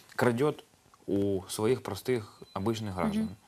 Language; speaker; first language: Ukrainian; native; Ukrainian